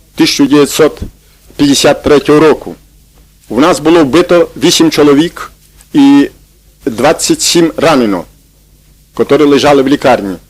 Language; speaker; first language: Ukrainian; native; Ukrainian